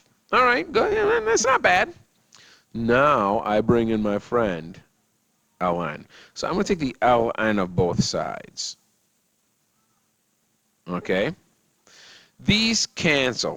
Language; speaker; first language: English; native; English